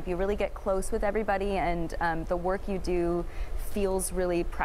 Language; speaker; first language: English; native; English